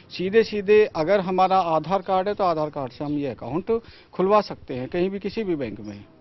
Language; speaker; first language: Hindi; native; Hindi